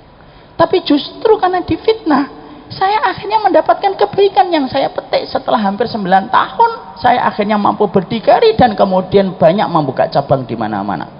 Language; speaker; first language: Indonesian; native; Indonesian